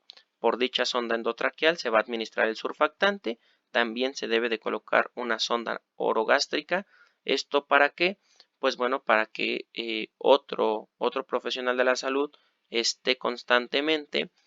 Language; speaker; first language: Spanish; native; Spanish